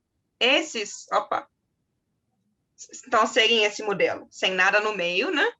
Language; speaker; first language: Portuguese; non-native, fluent; German